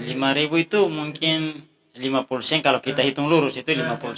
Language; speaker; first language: Indonesian; non-native, fluent; Tetum